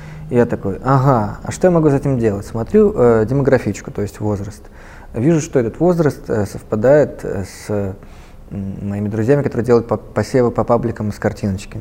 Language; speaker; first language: Russian; native; Russian